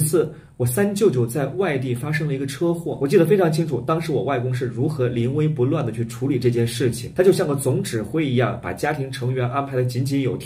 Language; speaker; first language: Chinese; native; Chinese